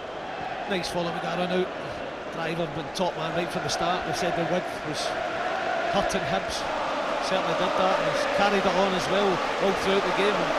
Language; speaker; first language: English; native; English